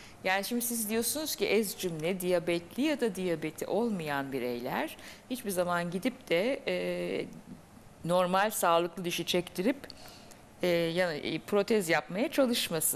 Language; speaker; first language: Turkish; native; Turkish